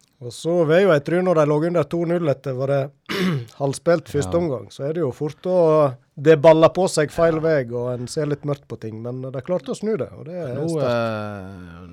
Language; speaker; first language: Norwegian; native; Norwegian